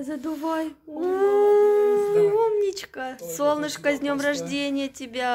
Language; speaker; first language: Russian; native; Russian